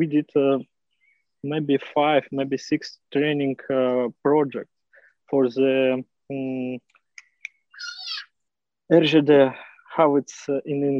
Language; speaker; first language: English; non-native, learner; Russian